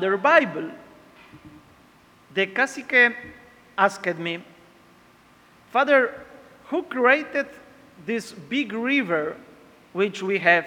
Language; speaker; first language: English; non-native, learner; Polish